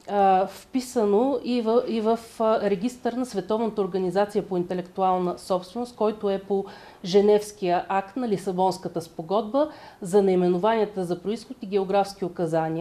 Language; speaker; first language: Bulgarian; native; Bulgarian